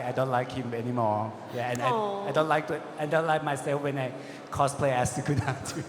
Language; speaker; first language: English; non-native, learner; Thai